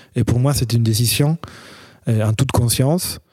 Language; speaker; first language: French; non-native, fluent; Spanish